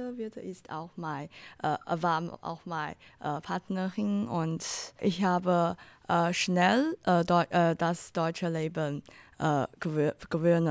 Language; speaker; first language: German; non-native, learner; Chinese